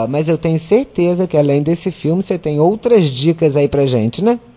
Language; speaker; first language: Portuguese; native; Portuguese